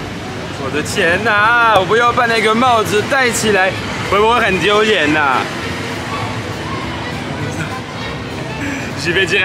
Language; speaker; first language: Chinese; non-native, fluent; French